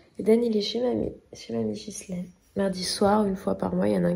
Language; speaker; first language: French; native; French